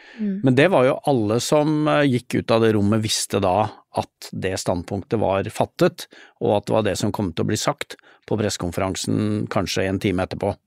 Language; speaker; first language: Norwegian; native; Norwegian